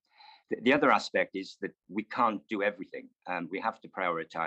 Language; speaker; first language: English; native; English